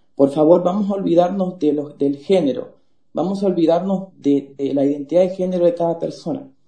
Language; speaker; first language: Spanish; native; Spanish